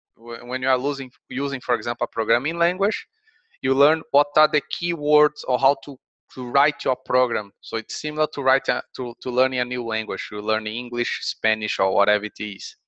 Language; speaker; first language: English; non-native, fluent; Portuguese